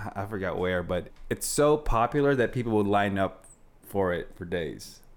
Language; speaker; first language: English; non-native, local second language; Filipino